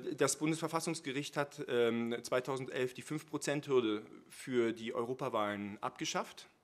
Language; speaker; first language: German; native; German